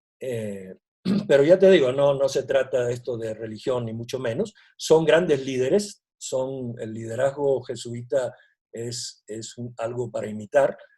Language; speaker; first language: Spanish; native; Spanish